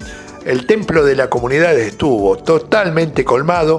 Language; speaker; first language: Spanish; native; Spanish